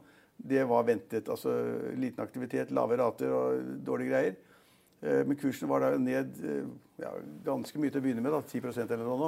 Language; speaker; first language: Norwegian; native; Norwegian